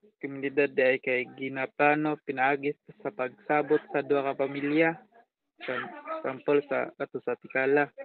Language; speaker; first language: Cebuano; non-native, local second language; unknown